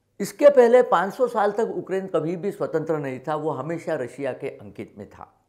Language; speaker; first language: Hindi; non-native, local second language; Marathi